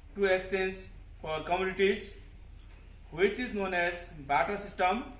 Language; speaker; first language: English; non-native, local second language; Nepali